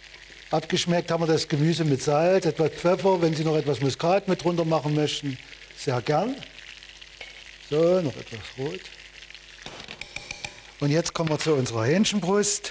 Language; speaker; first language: German; native; German